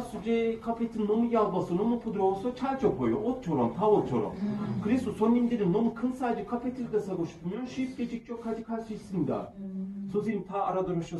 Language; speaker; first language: Korean; non-native, learner; Turkish